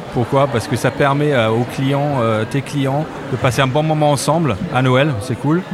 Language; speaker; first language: French; non-native, fluent; English